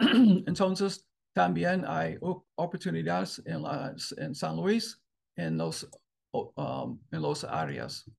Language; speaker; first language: Spanish; non-native, learner; English